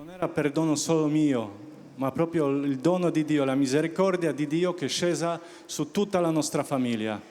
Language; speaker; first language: Italian; non-native, fluent; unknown